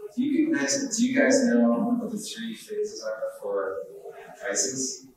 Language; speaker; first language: English; native; English